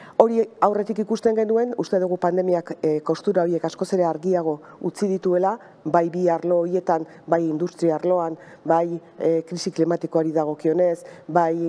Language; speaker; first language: Basque; native; Basque